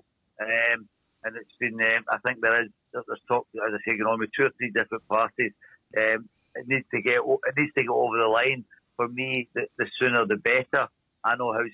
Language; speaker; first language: English; native; English